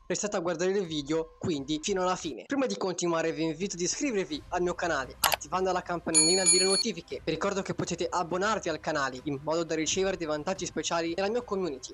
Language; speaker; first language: Italian; native; Italian